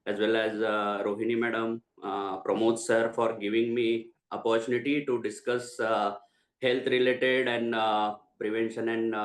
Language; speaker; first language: English; non-native, local second language; Marathi